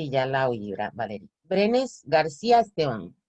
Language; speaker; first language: Spanish; native; Spanish